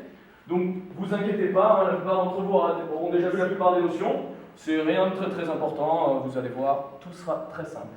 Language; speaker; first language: French; native; French